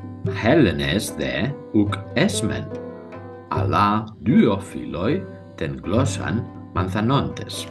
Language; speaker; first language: Greek; non-native, learner; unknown